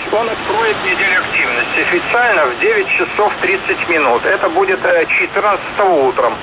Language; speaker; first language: Russian; native; Russian